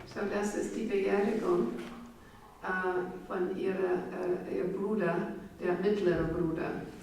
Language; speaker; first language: German; non-native, fluent; English